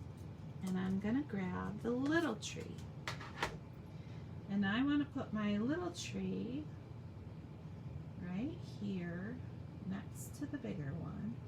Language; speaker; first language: English; native; English